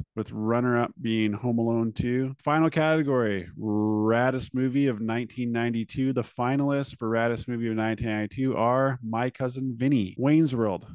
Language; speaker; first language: English; native; English